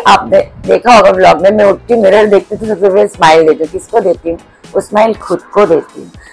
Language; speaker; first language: Hindi; non-native, local second language; Marathi